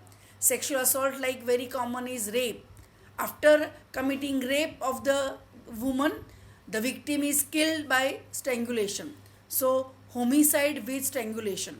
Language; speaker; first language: English; non-native, local second language; Gujarati